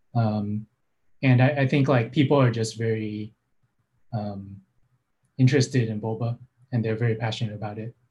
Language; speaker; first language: English; native; English